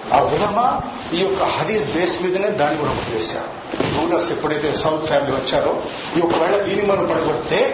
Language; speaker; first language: Telugu; non-native, local second language; Urdu